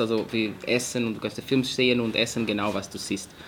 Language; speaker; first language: German; non-native, fluent; Portuguese